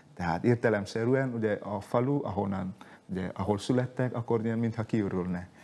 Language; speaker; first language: Hungarian; non-native, fluent; Indonesian